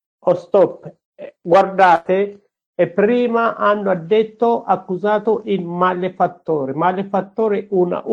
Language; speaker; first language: Italian; non-native, learner; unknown